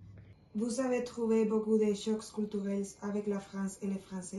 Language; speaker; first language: French; non-native, fluent; Spanish